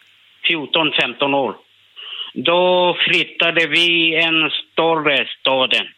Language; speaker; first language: Swedish; non-native, learner; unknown